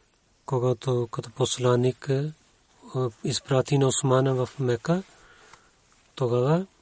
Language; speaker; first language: Bulgarian; non-native, learner; Urdu